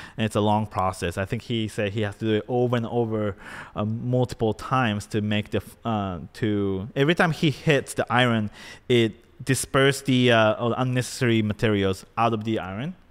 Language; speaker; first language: English; non-native, fluent; Japanese